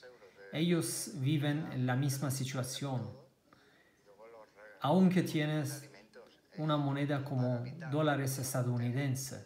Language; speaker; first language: Spanish; non-native, learner; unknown